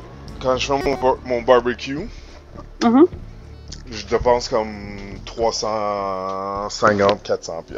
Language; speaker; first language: French; native; French